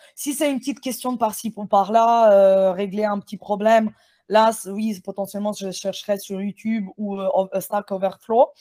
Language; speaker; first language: French; non-native, fluent; Ukrainian